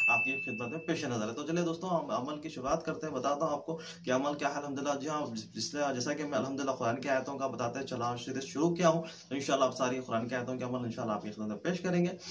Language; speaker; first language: Urdu; native; Urdu